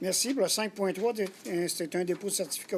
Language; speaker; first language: French; native; French